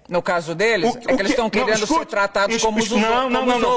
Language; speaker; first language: Portuguese; native; Portuguese